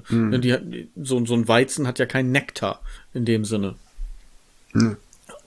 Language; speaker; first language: German; native; German